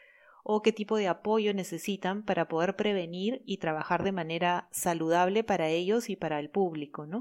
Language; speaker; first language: Spanish; native; Spanish